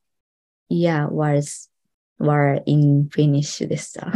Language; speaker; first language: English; non-native, learner; Japanese